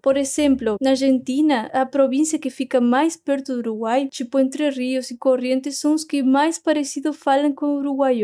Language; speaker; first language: Portuguese; non-native, fluent; Spanish